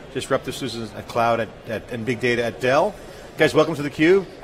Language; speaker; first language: English; native; English